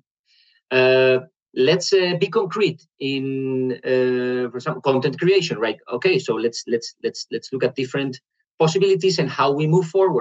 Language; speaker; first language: English; non-native, fluent; Spanish